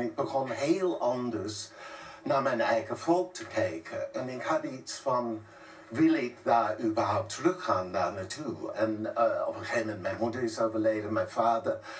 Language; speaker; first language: Dutch; non-native, fluent; English